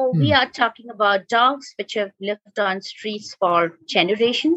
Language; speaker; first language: English; non-native, local second language; Bangla